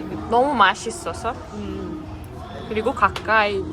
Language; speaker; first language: Korean; non-native, fluent; Azerbaijani